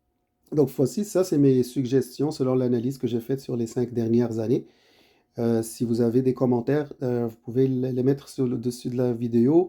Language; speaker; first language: French; native; French